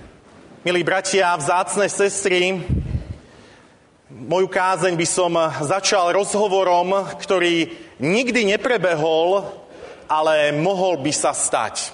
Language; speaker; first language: Slovak; native; Slovak